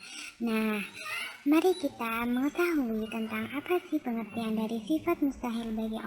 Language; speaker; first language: Indonesian; native; Indonesian